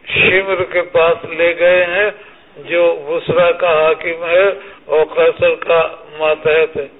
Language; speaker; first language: Urdu; native; Urdu